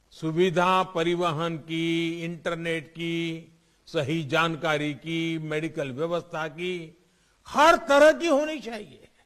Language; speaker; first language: Hindi; non-native, local second language; Gujarati